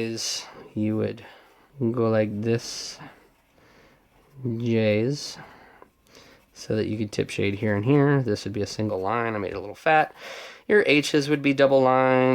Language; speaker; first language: English; native; English